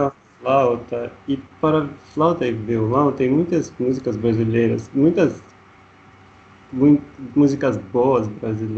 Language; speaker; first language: Portuguese; non-native, learner; Russian